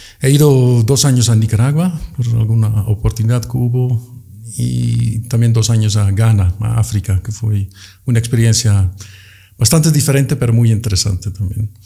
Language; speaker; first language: Spanish; non-native, fluent; Dutch